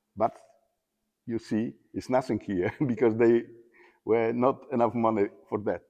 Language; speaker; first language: English; non-native, learner; Polish